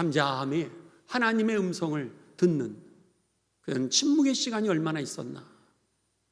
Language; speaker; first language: Korean; native; Korean